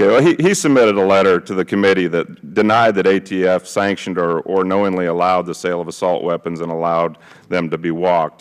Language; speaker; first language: English; native; English